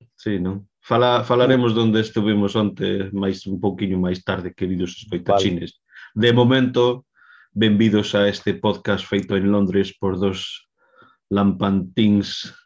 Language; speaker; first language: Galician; non-native, local second language; Spanish